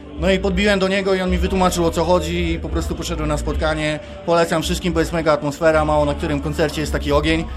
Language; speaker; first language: Polish; native; Polish